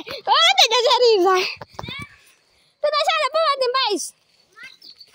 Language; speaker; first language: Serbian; early bilingual, heritage; Croatian